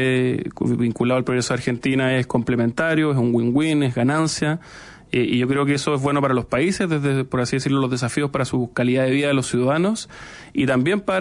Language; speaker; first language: Spanish; native; Spanish